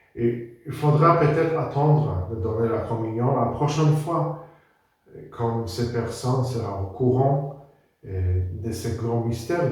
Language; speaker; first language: French; non-native, fluent; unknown